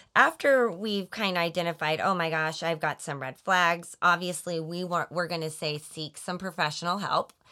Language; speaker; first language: English; native; English